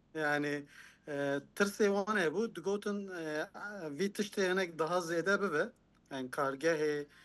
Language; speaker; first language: Kurdish; non-native, local second language; Turkish